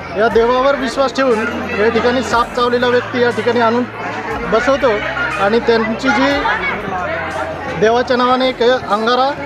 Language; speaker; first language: Marathi; native; Marathi